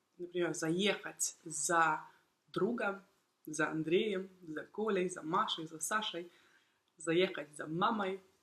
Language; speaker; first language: Russian; native; Russian